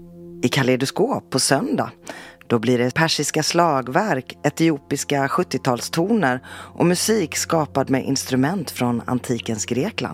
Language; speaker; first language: Swedish; native; Swedish